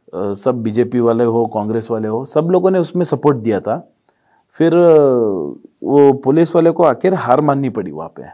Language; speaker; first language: Hindi; non-native, local second language; Marwari